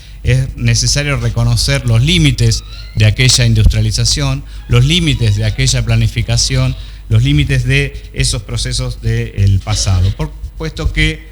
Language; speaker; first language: Spanish; native; Spanish